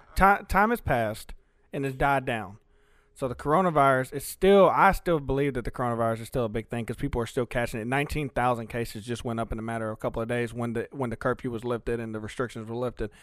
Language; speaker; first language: English; early bilingual, other home language; Spanish